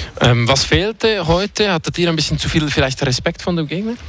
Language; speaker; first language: German; native; German